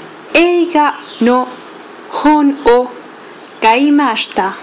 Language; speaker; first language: Japanese; non-native, learner; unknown